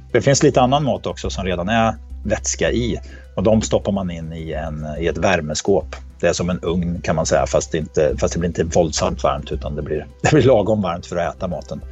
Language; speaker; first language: Swedish; native; Swedish